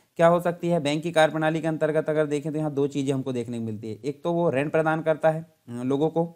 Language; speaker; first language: Hindi; native; Hindi